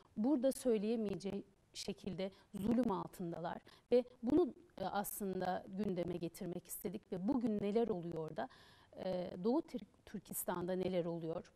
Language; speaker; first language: Turkish; native; Turkish